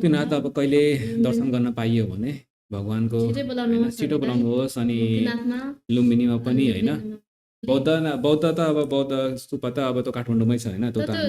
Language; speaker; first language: Nepali; native; Nepali